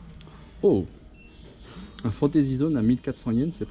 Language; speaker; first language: French; native; French